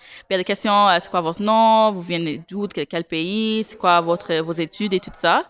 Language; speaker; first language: French; native; French